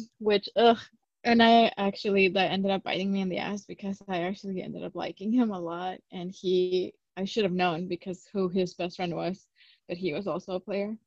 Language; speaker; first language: English; early bilingual, other home language; Spanish